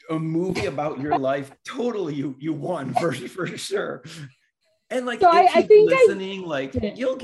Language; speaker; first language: English; native; English